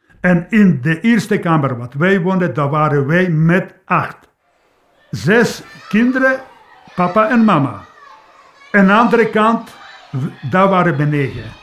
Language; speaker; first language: Dutch; non-native, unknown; Polish